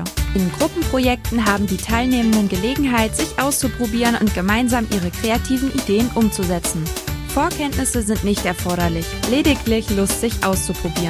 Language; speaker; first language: German; native; German